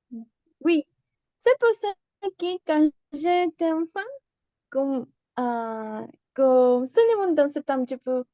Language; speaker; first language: French; non-native, learner; Spanish